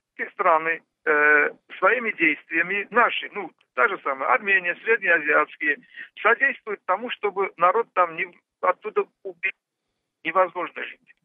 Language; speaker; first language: Russian; non-native, local second language; Armenian